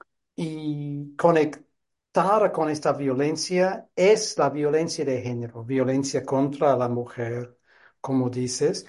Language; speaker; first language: Spanish; non-native, fluent; English